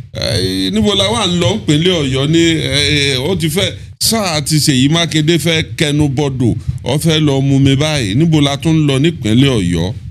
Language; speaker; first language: Yoruba; native; Yoruba